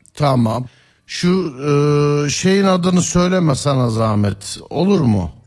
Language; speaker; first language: Turkish; native; Turkish